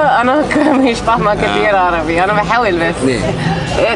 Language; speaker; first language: Arabic; non-native, learner; English